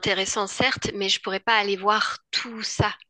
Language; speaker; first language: French; native; French